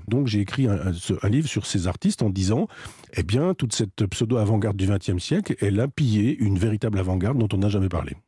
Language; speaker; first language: French; native; French